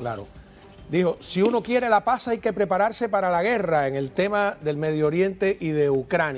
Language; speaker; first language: Spanish; native; Spanish